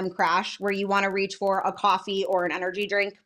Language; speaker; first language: English; native; English